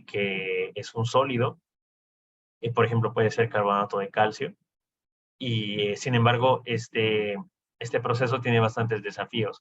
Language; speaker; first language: Spanish; native; Spanish